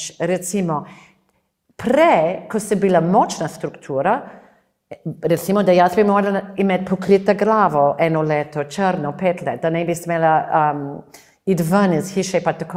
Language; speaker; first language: Slovenian; non-native, fluent; English